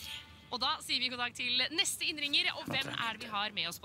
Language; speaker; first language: Norwegian; native; Norwegian